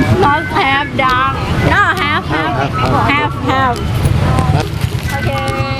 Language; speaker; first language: English; non-native, learner; Thai